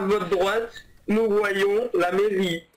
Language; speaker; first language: French; native; French